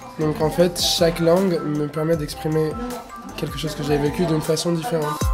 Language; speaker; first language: French; non-native, fluent; Spanish